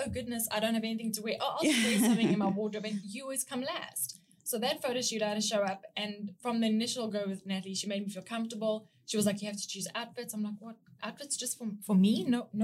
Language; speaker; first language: English; native; English